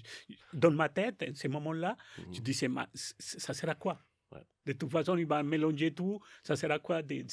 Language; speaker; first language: French; non-native, learner; Spanish